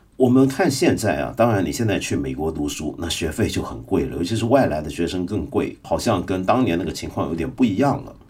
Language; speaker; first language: Chinese; non-native, local second language; Cantonese